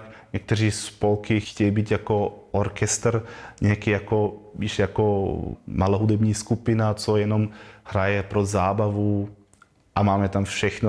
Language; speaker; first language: Czech; non-native, fluent; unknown